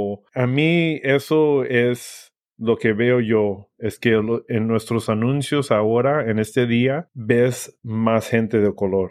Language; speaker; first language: Spanish; early bilingual, heritage; English